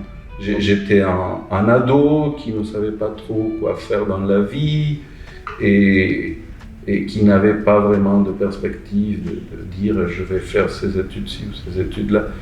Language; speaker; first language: French; non-native, fluent; Spanish